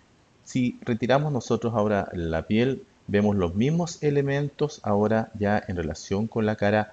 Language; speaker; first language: Spanish; native; Spanish